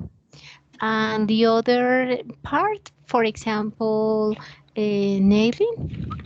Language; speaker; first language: English; non-native, learner; Spanish